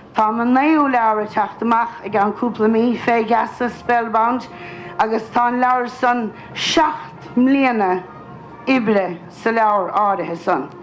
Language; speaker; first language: Irish; native; Irish